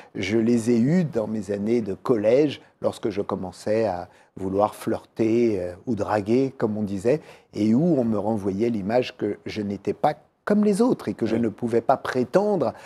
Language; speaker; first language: French; native; French